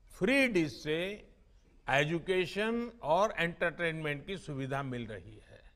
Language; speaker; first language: Hindi; non-native, local second language; Gujarati